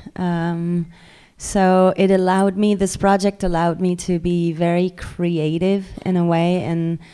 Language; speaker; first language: English; non-native, fluent; French